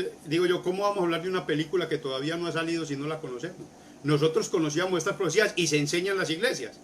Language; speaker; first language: Spanish; native; Spanish